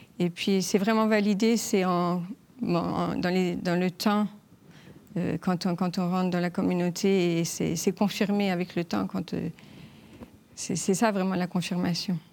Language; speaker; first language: French; native; French